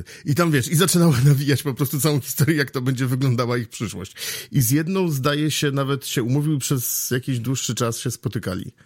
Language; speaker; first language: Polish; native; Polish